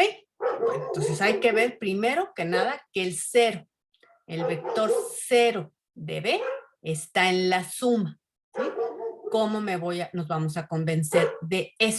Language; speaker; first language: Spanish; native; Spanish